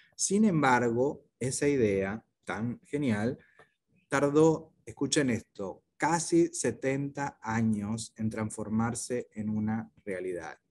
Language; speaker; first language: Spanish; native; Spanish